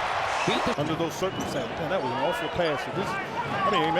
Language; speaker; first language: English; native; English